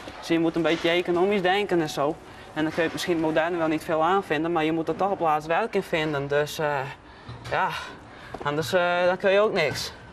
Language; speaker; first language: Dutch; non-native, local second language; Western Frisian